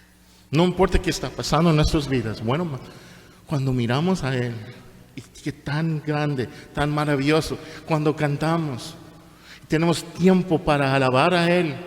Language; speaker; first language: Spanish; non-native, fluent; English